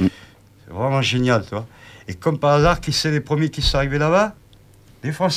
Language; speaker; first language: French; native; French